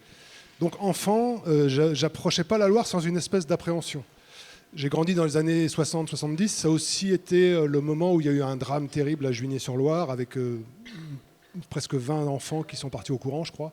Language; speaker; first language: French; native; French